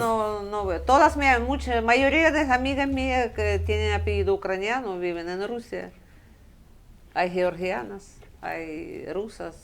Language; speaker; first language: Spanish; non-native, fluent; Russian